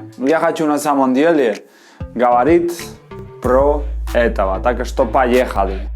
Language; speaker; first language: Russian; non-native, fluent; Spanish